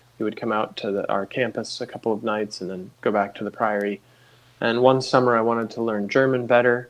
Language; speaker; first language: English; native; English